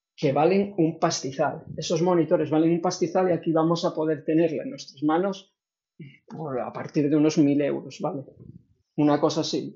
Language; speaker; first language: Spanish; native; Spanish